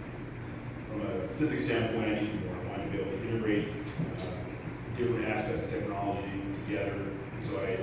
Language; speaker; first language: English; native; English